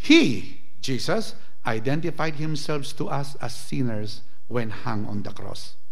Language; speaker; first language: English; non-native, local second language; Filipino